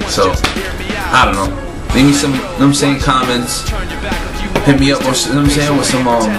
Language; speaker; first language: English; native; English